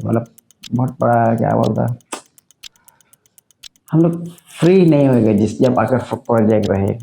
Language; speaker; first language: Hindi; non-native, local second language; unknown